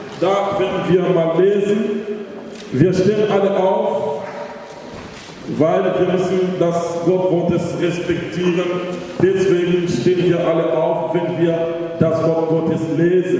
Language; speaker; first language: German; non-native, learner; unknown